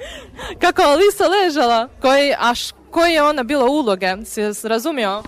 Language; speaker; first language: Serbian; non-native, fluent; Ukrainian